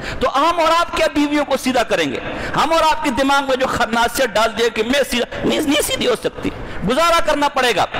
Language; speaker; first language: Urdu; non-native, local second language; Pashto